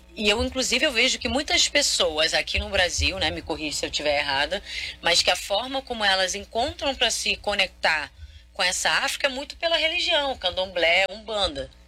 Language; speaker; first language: Portuguese; non-native, local second language; Kabuverdianu